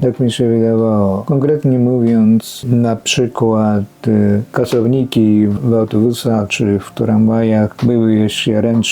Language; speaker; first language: Polish; non-native, fluent; Japanese